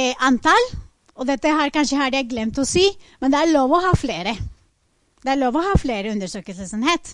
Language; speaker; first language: Norwegian; non-native, fluent; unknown